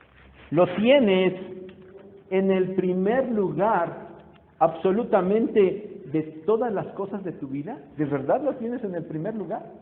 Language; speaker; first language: Spanish; native; Spanish